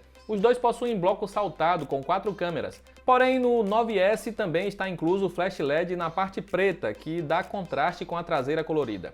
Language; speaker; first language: Portuguese; native; Portuguese